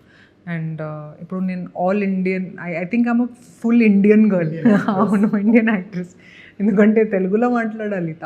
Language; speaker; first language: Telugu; non-native, fluent; Hindi